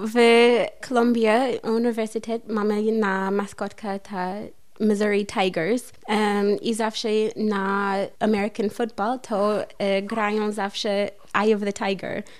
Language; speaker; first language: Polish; non-native, learner; English